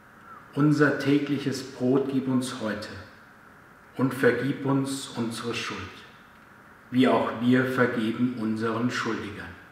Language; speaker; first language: German; native; German